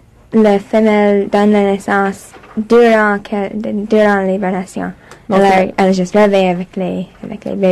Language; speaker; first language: French; non-native, local second language; English